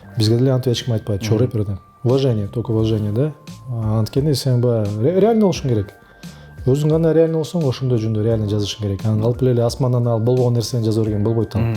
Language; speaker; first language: Kyrgyz; non-native, local second language; Russian